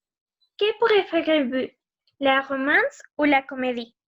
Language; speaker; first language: French; non-native, learner; Spanish